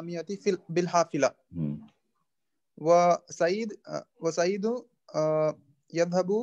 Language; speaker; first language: Arabic; non-native, learner; Urdu